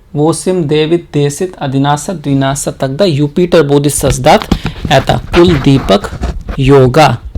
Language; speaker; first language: Russian; non-native, learner; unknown